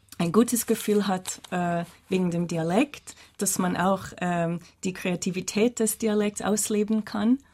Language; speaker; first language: German; non-native, fluent; English